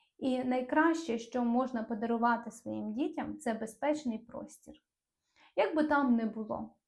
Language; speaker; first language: Ukrainian; non-native, local second language; Russian